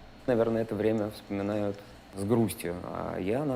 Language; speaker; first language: Russian; native; Russian